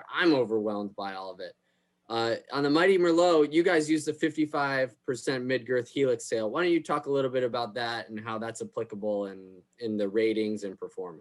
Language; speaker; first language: English; native; English